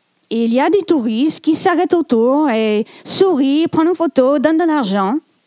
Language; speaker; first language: French; non-native, fluent; English